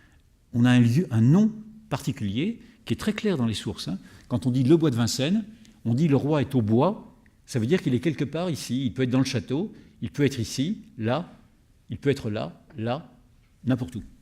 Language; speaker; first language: French; native; French